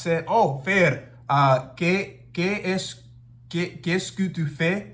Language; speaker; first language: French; non-native, learner; English